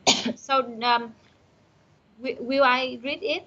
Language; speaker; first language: English; non-native, learner; Vietnamese